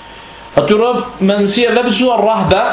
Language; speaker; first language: Danish; non-native, fluent; Arabic